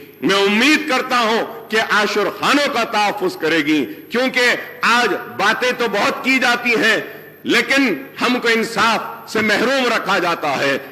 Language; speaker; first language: Urdu; native; Urdu